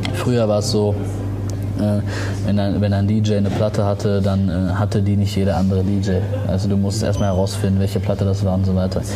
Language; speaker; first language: German; early bilingual, other home language; Arabic